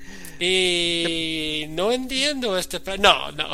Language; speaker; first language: Spanish; non-native, learner; English